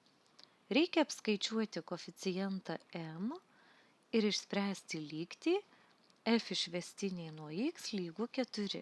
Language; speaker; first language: Lithuanian; native; Lithuanian